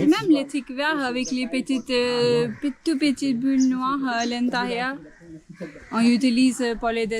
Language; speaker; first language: French; non-native, fluent; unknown